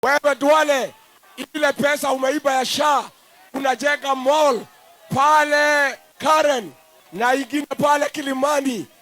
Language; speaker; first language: Swahili; non-native, local second language; Kikuyu